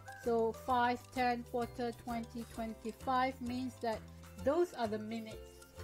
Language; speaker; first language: English; non-native, local second language; Malay